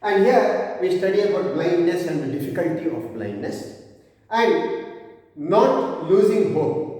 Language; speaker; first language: English; non-native, local second language; Kannada